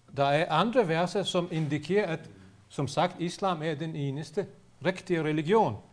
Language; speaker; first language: Danish; non-native, fluent; Bosnian